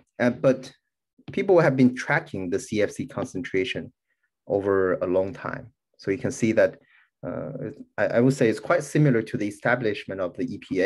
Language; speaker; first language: English; non-native, fluent; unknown